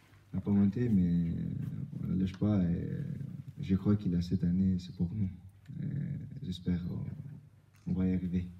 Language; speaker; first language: French; non-native, learner; Albanian